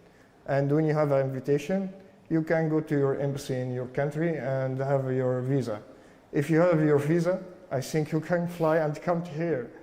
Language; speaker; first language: English; non-native, learner; Arabic